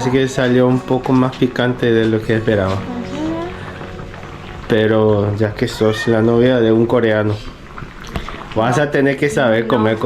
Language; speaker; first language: Spanish; non-native, fluent; Korean